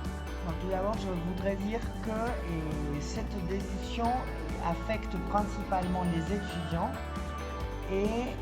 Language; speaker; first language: French; non-native, fluent; Spanish